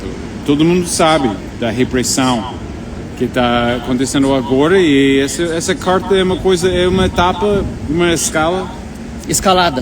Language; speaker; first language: Portuguese; non-native, fluent; English